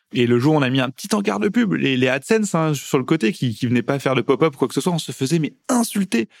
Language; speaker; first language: French; native; French